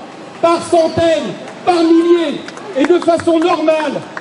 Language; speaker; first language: French; native; French